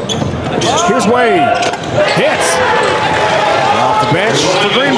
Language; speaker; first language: English; native; English